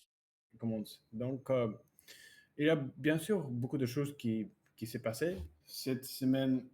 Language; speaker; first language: French; non-native, learner; Russian